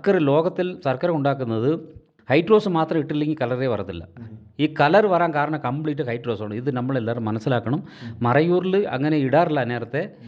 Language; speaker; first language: Malayalam; non-native, local second language; Tamil